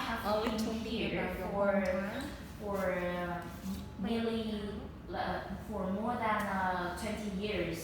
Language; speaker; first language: English; non-native, fluent; Vietnamese